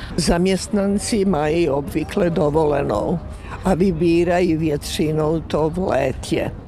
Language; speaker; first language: Czech; native; Czech